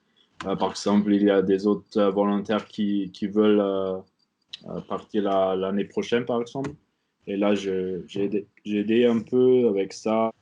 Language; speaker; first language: French; non-native, learner; German